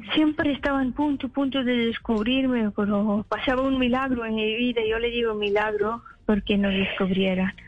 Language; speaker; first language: Spanish; non-native, fluent; Persian